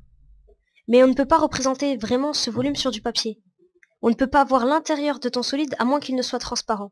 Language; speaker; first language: French; native; French